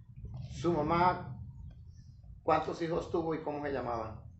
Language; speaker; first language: Spanish; native; Spanish